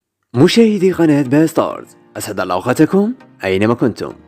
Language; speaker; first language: Arabic; native; Arabic